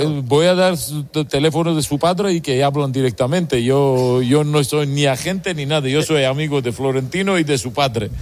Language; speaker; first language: Spanish; non-native, learner; Georgian